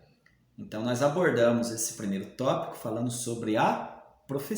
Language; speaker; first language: Portuguese; native; Portuguese